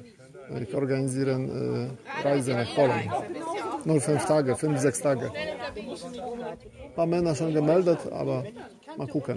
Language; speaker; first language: German; non-native, learner; Polish